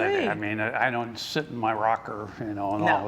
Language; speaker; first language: English; native; English